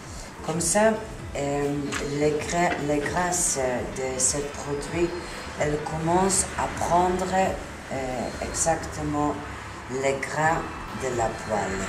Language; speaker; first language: French; non-native, learner; Italian